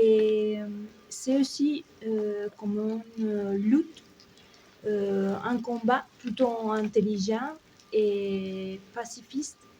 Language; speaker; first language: French; non-native, learner; Spanish